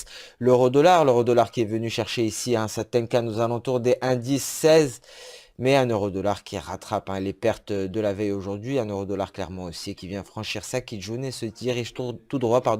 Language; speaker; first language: French; native; French